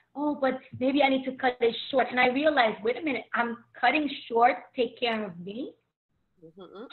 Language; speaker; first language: English; early bilingual, other home language; Haitian Creole